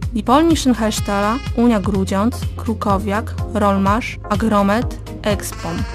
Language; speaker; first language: German; non-native, fluent; Polish